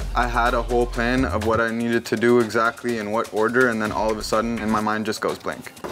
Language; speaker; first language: English; early bilingual, other home language; Arabic